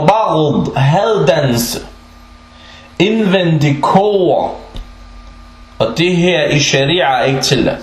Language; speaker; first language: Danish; non-native, fluent; Arabic